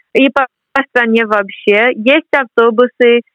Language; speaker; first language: Russian; non-native, fluent; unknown